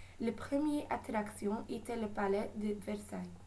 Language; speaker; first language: French; non-native, learner; Dutch